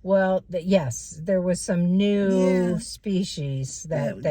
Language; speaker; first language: English; native; English